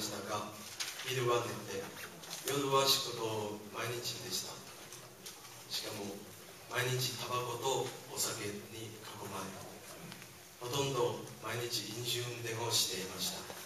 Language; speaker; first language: Japanese; non-native, fluent; Chinese